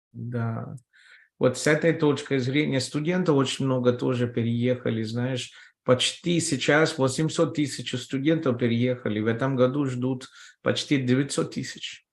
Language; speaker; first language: Russian; non-native, fluent; Telugu